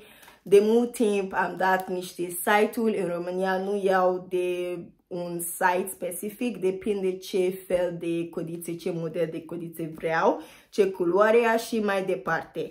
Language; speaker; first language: Romanian; non-native, fluent; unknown